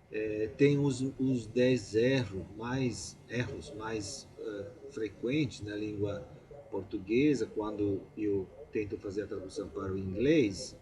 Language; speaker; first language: Portuguese; non-native, fluent; Italian